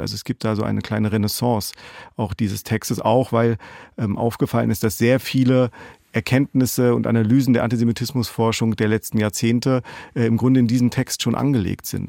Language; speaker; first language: German; native; German